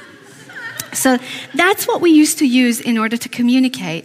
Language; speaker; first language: English; non-native, fluent; Persian